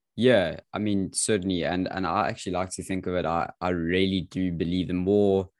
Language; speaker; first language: English; native; English